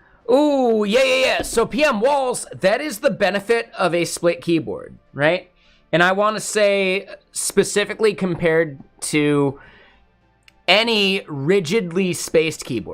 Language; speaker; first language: English; native; English